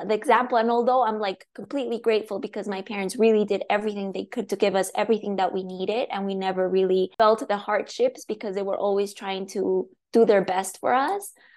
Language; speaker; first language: English; non-native, fluent; Spanish